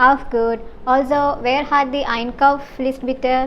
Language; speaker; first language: German; non-native, learner; Malayalam